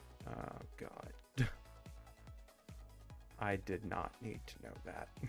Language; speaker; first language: English; native; English